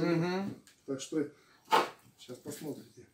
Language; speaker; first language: Russian; native; Russian